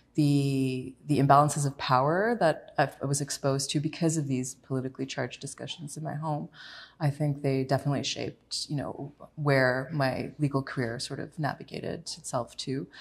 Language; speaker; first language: English; native; English